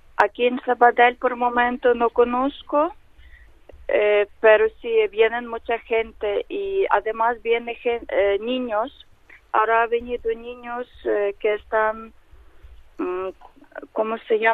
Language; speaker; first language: Spanish; non-native, learner; Ukrainian